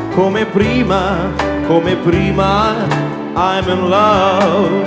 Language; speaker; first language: English; non-native, fluent; Italian